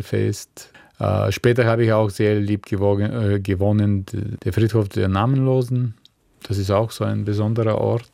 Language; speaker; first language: German; non-native, fluent; Bulgarian